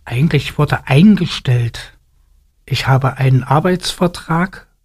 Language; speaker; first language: German; native; German